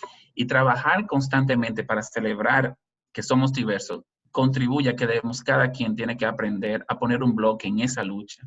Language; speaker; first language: Spanish; native; Spanish